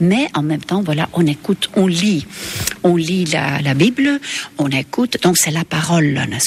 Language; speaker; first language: French; non-native, fluent; Estonian